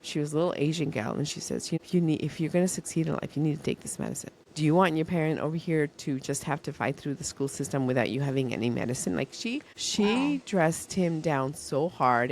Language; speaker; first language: English; early bilingual, other home language; Spanish